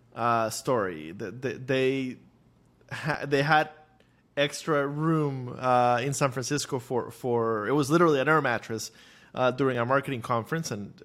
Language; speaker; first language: English; non-native, fluent; Spanish